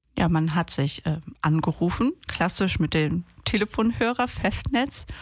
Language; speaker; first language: German; early bilingual, other home language; Portuguese